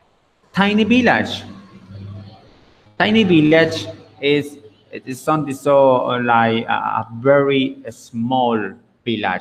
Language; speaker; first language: English; non-native, fluent; Spanish